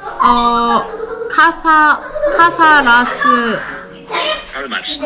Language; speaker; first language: Spanish; non-native, learner; Korean